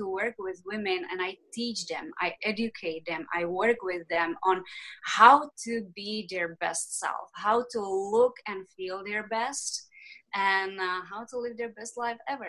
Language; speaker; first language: English; non-native, fluent; Czech